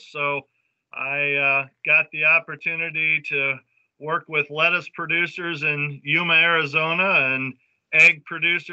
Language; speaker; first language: English; native; English